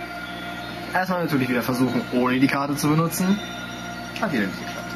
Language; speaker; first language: German; native; German